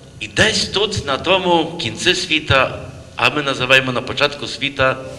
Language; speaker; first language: Ukrainian; early bilingual, heritage; Ukrainian